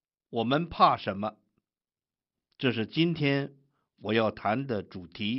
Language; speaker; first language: Chinese; native; Chinese